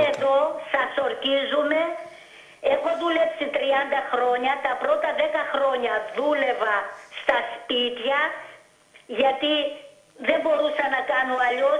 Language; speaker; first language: Greek; early bilingual, heritage; Greek